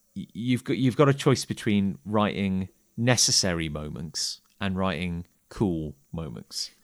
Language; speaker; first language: English; native; English